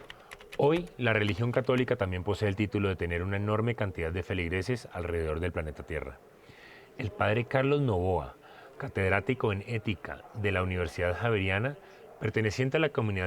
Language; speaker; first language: Spanish; native; Spanish